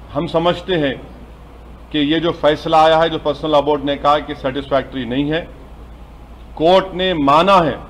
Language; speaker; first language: Urdu; native; Urdu